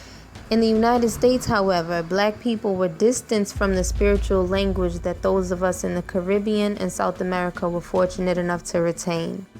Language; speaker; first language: English; native; English